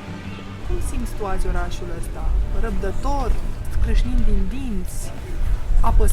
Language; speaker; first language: Romanian; native; Romanian